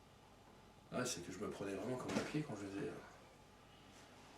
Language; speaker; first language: French; native; French